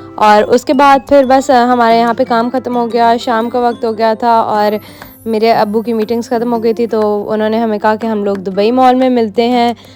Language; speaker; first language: Urdu; native; Urdu